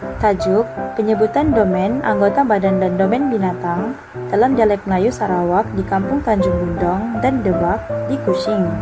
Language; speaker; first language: Malay; native; Malay